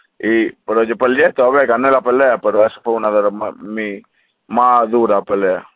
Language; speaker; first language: Spanish; early bilingual, heritage; English